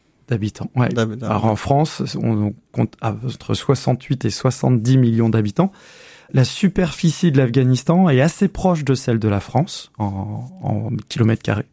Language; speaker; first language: French; native; French